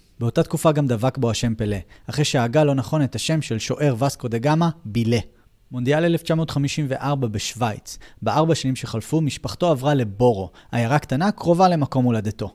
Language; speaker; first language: Hebrew; native; Hebrew